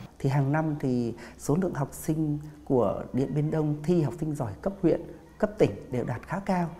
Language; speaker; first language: Vietnamese; native; Vietnamese